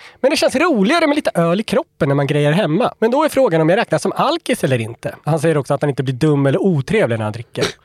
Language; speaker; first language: Swedish; native; Swedish